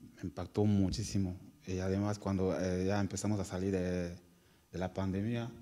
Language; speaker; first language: Spanish; non-native, learner; French